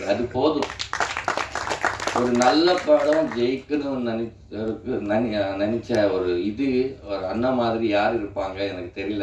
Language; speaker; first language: Tamil; non-native, learner; Telugu